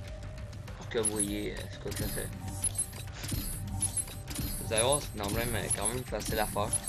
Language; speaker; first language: French; native; French